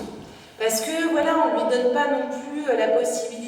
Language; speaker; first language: French; native; French